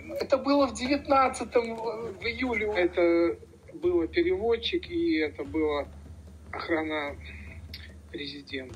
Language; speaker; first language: Russian; non-native, fluent; French